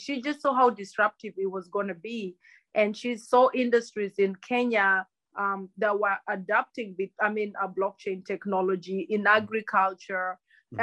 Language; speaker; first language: English; non-native, local second language; Luyia